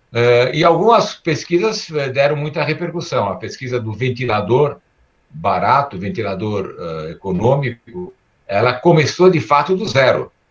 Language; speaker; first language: Portuguese; early bilingual, other home language; Armenian